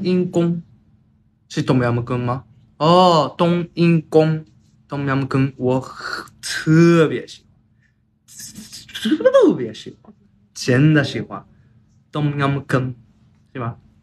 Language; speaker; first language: Chinese; non-native, learner; Japanese